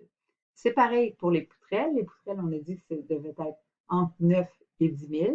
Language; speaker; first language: French; native; French